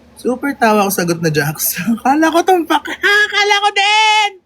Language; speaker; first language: Filipino; native; Filipino